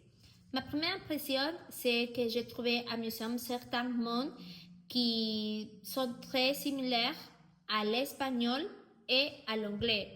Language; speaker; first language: French; non-native, learner; Spanish